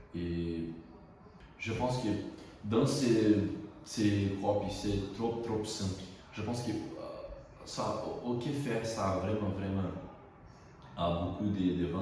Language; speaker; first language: French; non-native, learner; Portuguese